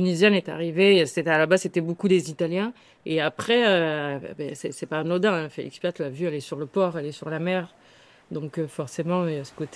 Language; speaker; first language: French; native; French